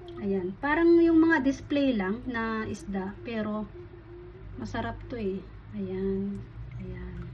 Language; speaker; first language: Filipino; native; Filipino